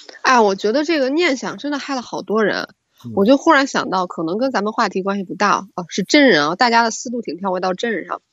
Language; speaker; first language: Chinese; native; Chinese